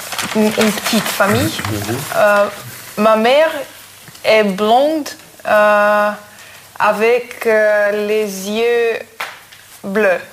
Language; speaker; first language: French; non-native, learner; Russian